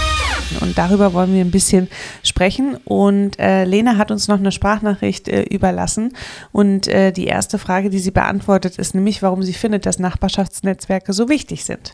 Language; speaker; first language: German; native; German